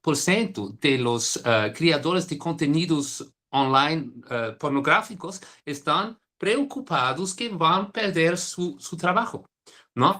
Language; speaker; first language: Spanish; non-native, fluent; Portuguese